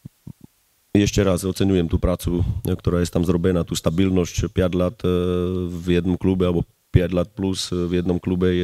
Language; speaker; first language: Polish; non-native, learner; Slovak